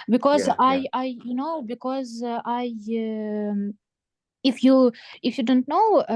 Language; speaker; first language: English; non-native, learner; Ukrainian